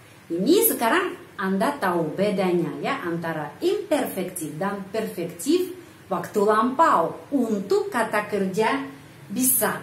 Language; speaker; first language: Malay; non-native, fluent; Russian